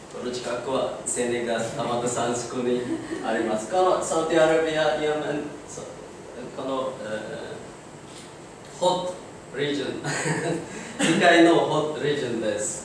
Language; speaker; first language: Japanese; non-native, learner; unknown